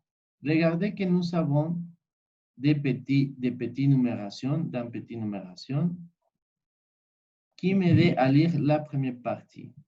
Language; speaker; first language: French; non-native, fluent; Spanish